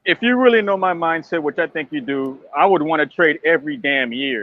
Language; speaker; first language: English; native; English